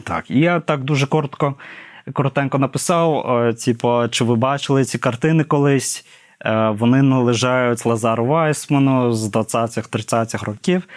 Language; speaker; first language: Ukrainian; non-native, fluent; English